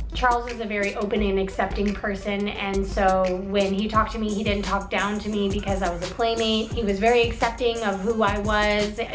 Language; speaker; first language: English; native; English